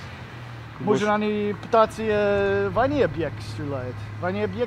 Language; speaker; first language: Russian; non-native, learner; English